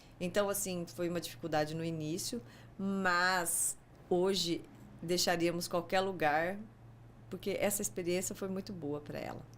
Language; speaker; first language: Portuguese; native; Portuguese